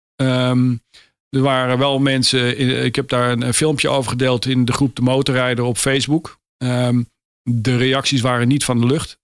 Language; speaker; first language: Dutch; native; Dutch